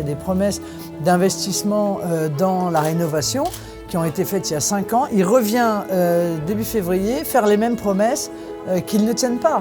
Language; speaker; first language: French; native; French